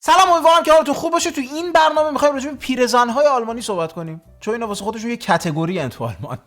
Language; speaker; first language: Persian; early bilingual, heritage; Persian